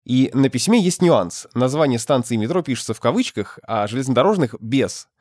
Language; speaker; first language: Russian; native; Russian